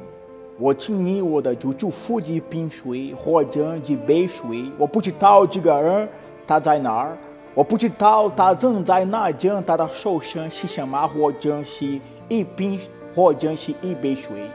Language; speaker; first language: Chinese; non-native, fluent; Portuguese